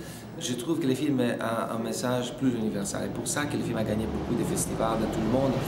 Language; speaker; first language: French; non-native, fluent; Italian